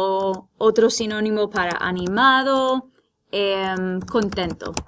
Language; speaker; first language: Spanish; non-native, fluent; English